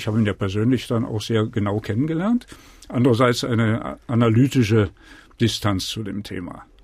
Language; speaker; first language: German; native; German